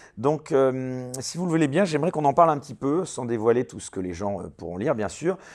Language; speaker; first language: French; native; French